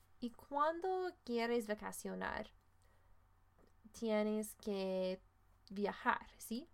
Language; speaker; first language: Spanish; non-native, fluent; English